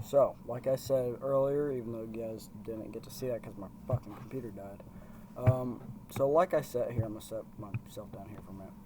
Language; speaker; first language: English; native; English